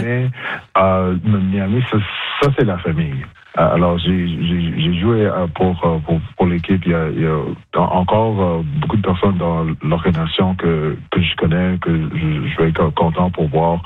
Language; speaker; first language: French; non-native, local second language; English